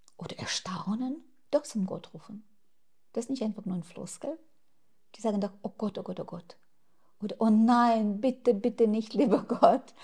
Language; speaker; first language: German; non-native, fluent; Russian